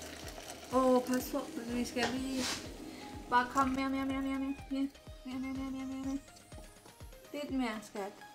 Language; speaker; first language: Danish; non-native, learner; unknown